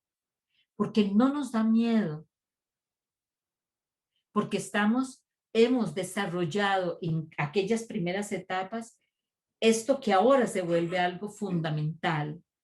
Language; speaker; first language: Spanish; native; Spanish